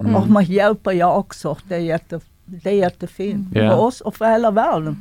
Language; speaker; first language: Swedish; non-native, fluent; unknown